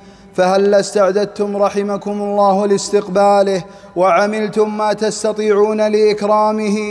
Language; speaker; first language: Arabic; native; Arabic